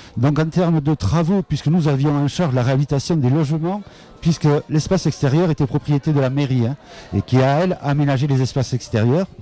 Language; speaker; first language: French; native; French